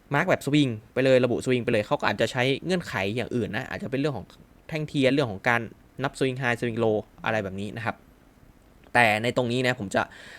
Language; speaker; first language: Thai; native; Thai